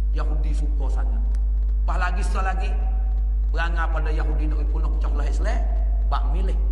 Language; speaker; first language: Malay; native; Malay